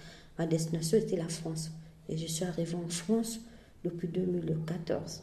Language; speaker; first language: French; non-native, fluent; Portuguese